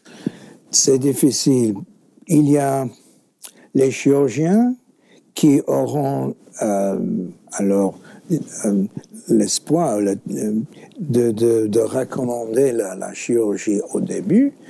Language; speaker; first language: French; non-native, fluent; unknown